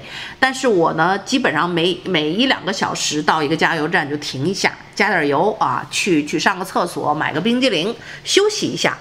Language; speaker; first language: Chinese; native; Chinese